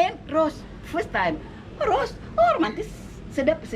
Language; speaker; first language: English; non-native, learner; Indonesian